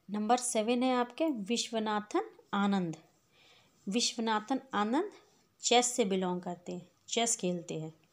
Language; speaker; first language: Hindi; native; Hindi